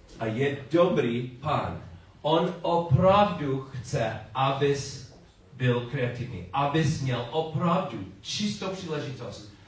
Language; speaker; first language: Czech; non-native, learner; English